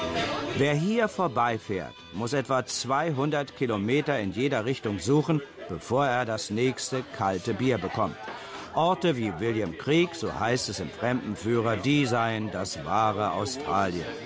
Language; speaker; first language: German; native; German